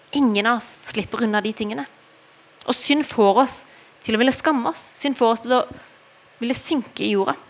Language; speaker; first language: Norwegian; early bilingual, heritage; Norwegian